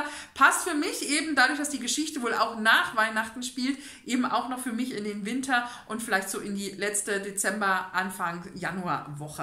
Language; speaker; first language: German; native; German